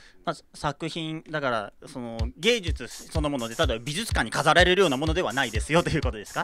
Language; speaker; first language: Japanese; native; Japanese